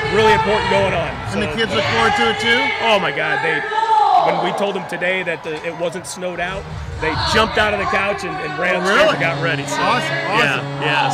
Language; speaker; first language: English; native; English